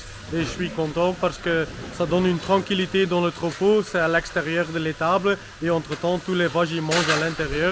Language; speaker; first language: French; non-native, local second language; Dutch